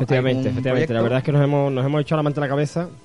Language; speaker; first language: Spanish; native; Spanish